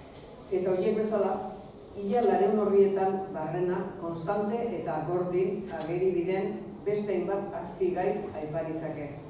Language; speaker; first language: Basque; native; Basque